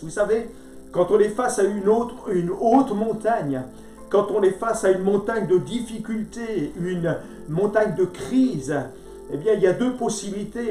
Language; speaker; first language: French; native; French